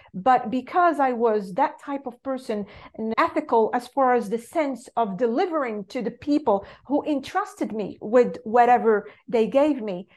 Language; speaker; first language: English; non-native, fluent; Arabic